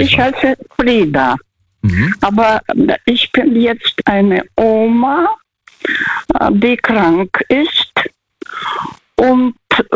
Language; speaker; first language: German; non-native, fluent; Russian